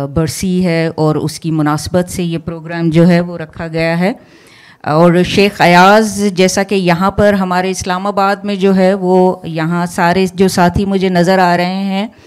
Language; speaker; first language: Urdu; non-native, local second language; Sindhi